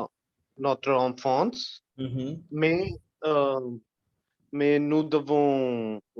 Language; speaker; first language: French; non-native, learner; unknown